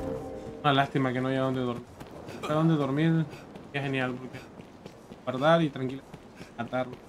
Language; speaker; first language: Spanish; native; Spanish